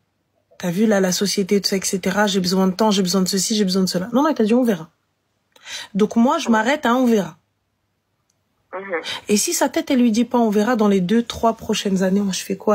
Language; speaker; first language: French; native; French